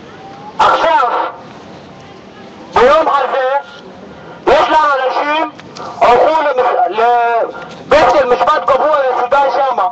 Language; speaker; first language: Hebrew; non-native, learner; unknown